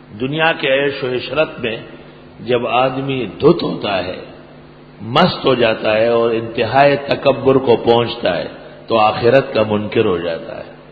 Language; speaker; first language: Urdu; non-native, local second language; Pashto